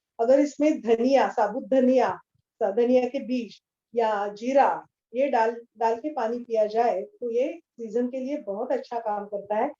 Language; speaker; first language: Hindi; non-native, local second language; Marathi